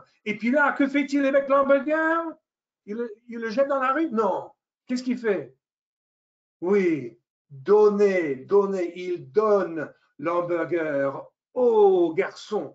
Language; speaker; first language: French; non-native, fluent; English